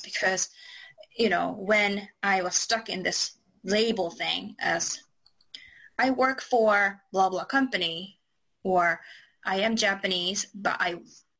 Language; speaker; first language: English; non-native, fluent; Japanese